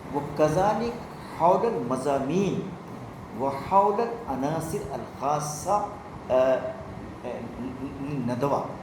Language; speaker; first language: Arabic; non-native, fluent; Urdu